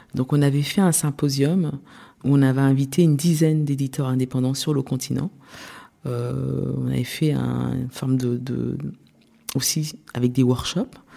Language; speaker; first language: French; early bilingual, other home language; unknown